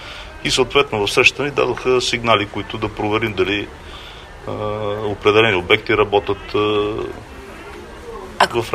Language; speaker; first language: Bulgarian; native; Bulgarian